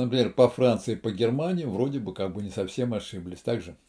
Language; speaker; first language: Russian; native; Russian